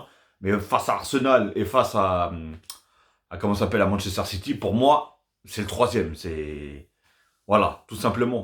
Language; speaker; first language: French; native; French